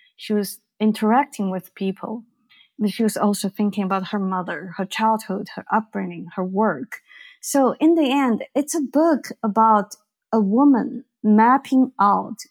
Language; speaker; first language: English; non-native, fluent; Chinese